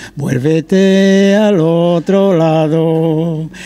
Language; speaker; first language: Spanish; native; Spanish